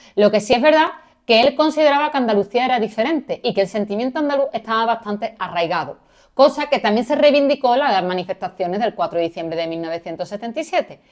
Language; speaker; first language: Spanish; native; Spanish